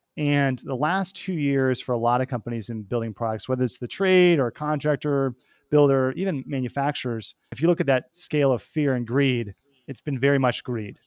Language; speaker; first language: English; native; English